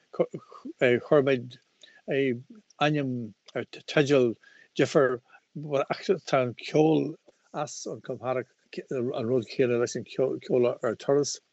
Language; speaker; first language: Irish; non-native, local second language; English